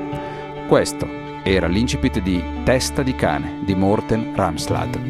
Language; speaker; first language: Italian; native; Italian